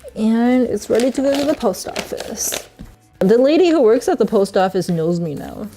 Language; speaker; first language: English; early bilingual, other home language; Chinese